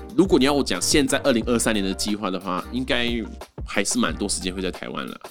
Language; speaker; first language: Chinese; non-native, local second language; Hakka Chinese